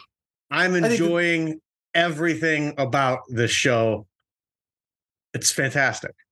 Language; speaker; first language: English; native; English